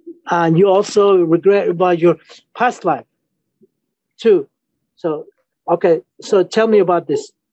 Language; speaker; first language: English; non-native, learner; Mongolian